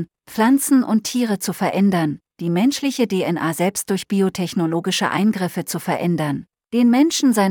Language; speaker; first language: German; native; German